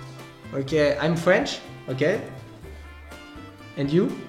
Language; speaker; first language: English; non-native, learner; French